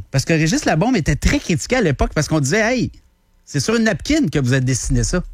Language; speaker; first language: French; native; French